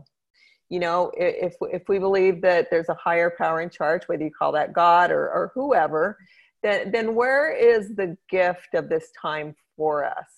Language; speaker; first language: English; native; English